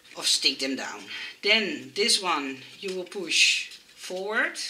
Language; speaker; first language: English; non-native, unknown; Dutch